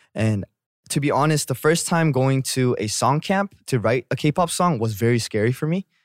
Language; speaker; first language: English; native; English